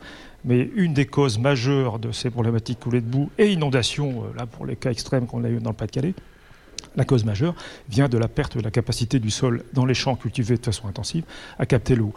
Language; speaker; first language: French; native; French